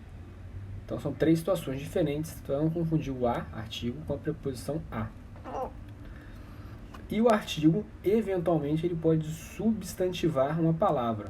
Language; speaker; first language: Portuguese; native; Portuguese